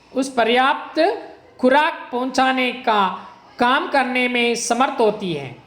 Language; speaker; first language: Hindi; non-native, local second language; Kannada